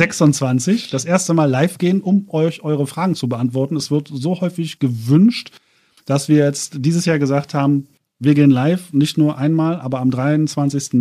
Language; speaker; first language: German; native; German